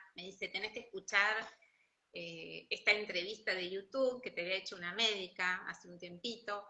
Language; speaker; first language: Spanish; native; Spanish